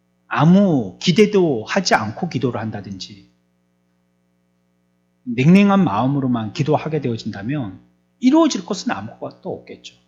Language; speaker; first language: Korean; native; Korean